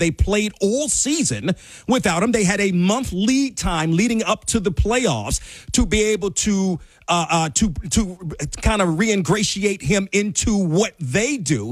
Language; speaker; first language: English; native; English